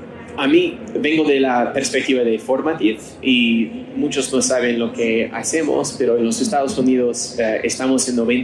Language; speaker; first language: Spanish; non-native, learner; English